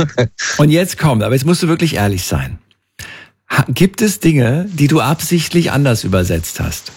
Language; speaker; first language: German; native; German